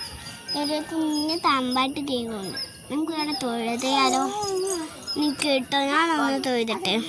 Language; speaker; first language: Malayalam; native; Malayalam